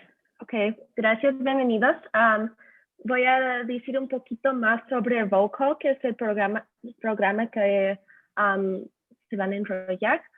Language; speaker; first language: Spanish; early bilingual, heritage; Spanish